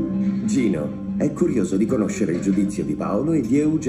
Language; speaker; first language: Italian; native; Italian